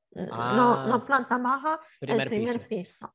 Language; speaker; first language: Spanish; non-native, fluent; Polish